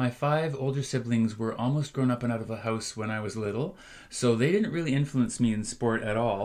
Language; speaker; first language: English; native; English